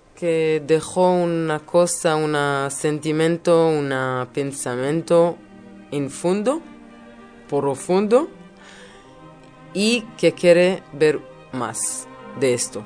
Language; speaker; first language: Spanish; non-native, learner; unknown